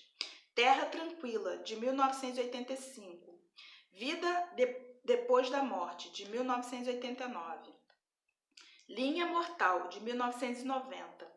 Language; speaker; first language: Portuguese; native; Portuguese